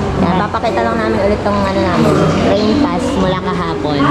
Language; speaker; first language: Filipino; native; Filipino